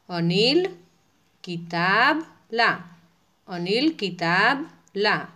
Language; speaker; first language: Hindi; non-native, local second language; Gujarati